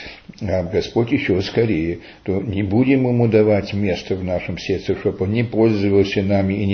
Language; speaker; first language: Russian; early bilingual, heritage; Russian